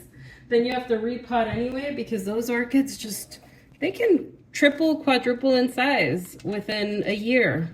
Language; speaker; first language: English; native; English